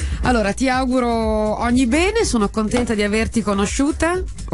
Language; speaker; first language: Italian; native; Italian